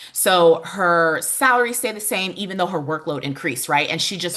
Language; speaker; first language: English; native; English